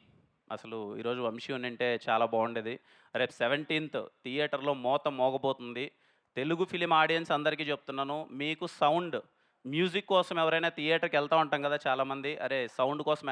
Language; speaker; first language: Telugu; native; Telugu